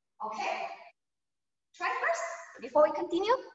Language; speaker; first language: English; non-native, fluent; Indonesian